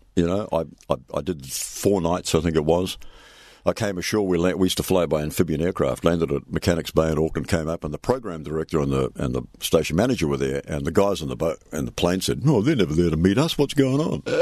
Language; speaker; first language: English; native; English